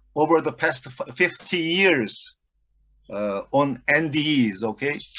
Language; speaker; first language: English; non-native, fluent; Korean